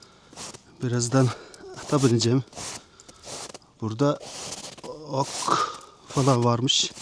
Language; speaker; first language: Turkish; non-native, learner; Mongolian